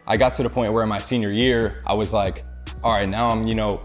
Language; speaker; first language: English; native; English